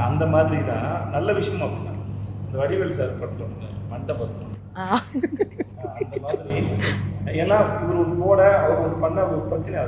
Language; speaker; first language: Tamil; native; Tamil